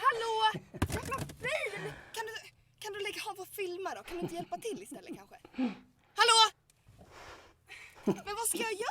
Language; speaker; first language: Swedish; native; Swedish